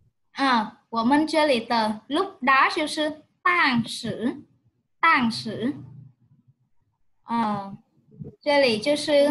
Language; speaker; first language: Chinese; non-native, fluent; Vietnamese